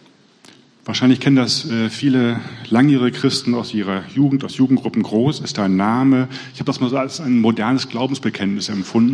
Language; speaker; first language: German; native; German